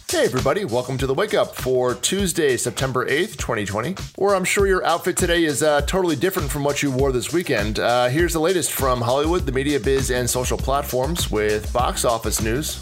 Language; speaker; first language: English; native; English